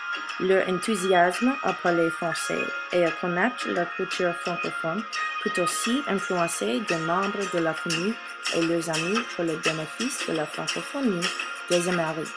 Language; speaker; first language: French; non-native, learner; English